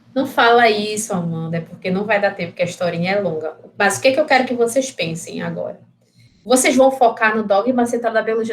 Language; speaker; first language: Portuguese; native; Portuguese